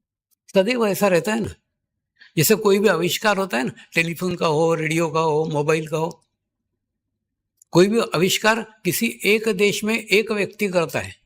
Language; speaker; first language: Hindi; native; Hindi